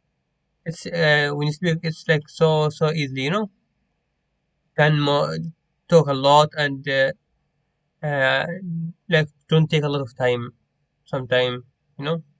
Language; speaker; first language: English; non-native, learner; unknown